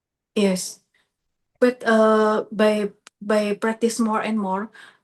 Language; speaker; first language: English; non-native, learner; Indonesian